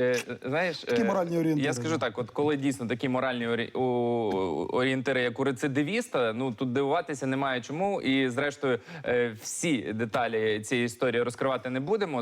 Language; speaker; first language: Ukrainian; native; Ukrainian